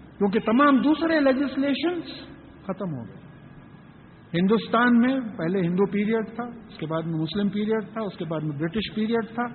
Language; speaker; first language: Urdu; native; Urdu